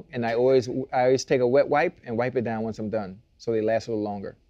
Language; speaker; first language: English; native; English